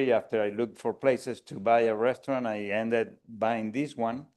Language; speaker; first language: English; non-native, fluent; Spanish